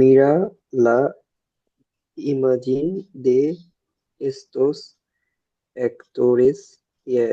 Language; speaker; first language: Spanish; non-native, learner; Bangla